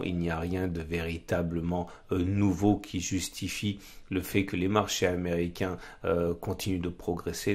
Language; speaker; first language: French; native; French